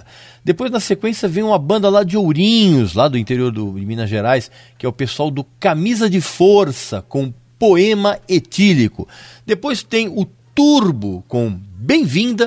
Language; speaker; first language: Portuguese; native; Portuguese